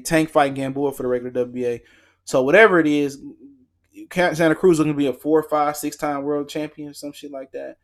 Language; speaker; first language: English; native; English